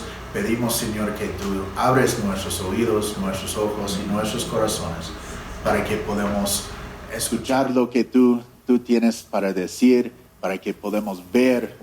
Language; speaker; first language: Spanish; non-native, fluent; English